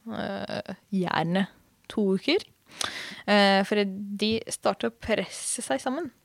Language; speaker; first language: Norwegian; non-native, fluent; Hungarian